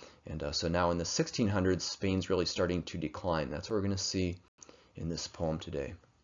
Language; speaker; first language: English; native; English